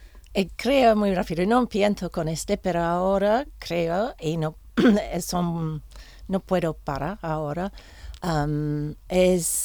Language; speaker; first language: Spanish; non-native, learner; English